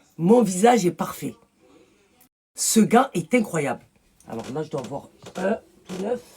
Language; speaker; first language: French; early bilingual, other home language; Arabic